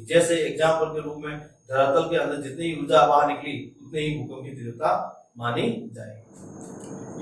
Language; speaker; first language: Hindi; native; Hindi